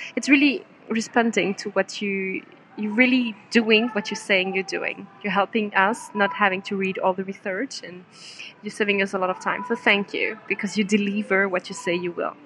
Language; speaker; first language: English; non-native, fluent; French